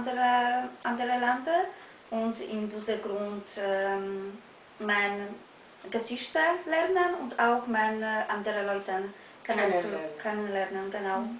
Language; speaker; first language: German; non-native, learner; Polish